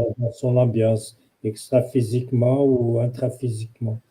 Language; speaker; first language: French; non-native, fluent; Portuguese